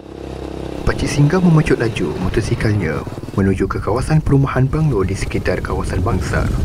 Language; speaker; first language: Malay; native; Malay